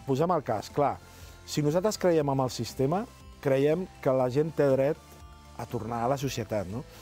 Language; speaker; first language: Catalan; native; Catalan